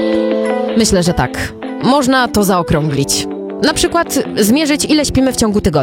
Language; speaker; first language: Polish; native; Polish